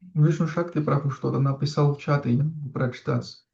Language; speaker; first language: Russian; non-native, fluent; Georgian